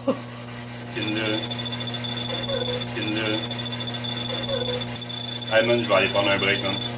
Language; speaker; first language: French; native; French